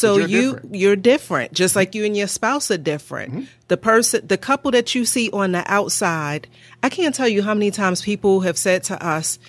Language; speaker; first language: English; native; English